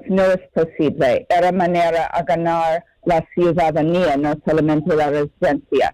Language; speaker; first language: Spanish; non-native, fluent; English